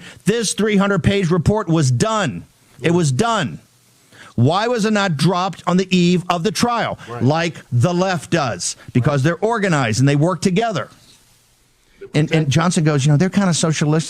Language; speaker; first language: English; native; English